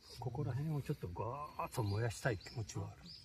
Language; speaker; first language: Japanese; native; Japanese